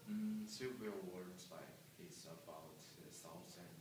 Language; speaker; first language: English; non-native, learner; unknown